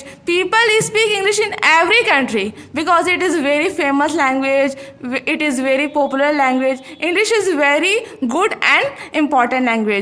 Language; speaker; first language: English; non-native, learner; Hindi